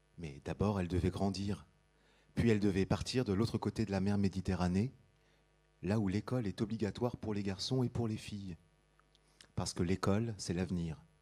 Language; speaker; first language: French; native; French